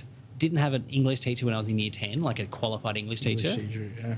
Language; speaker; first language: English; native; English